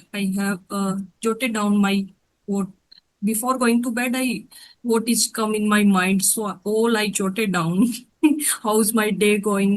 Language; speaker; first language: English; non-native, learner; Hindi